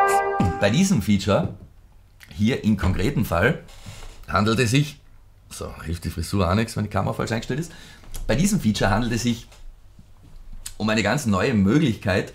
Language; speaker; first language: German; native; German